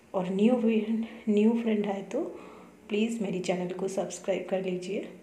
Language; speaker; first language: Hindi; non-native, local second language; Bangla